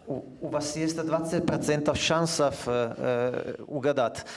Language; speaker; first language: Russian; non-native, fluent; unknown